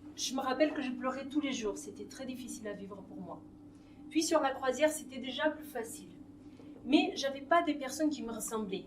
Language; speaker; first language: French; non-native, fluent; Portuguese